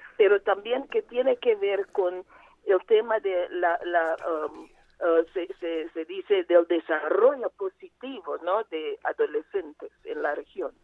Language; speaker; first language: Spanish; non-native, fluent; Portuguese